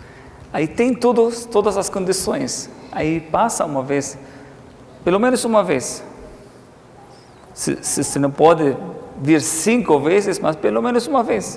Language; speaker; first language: Portuguese; non-native, fluent; Arabic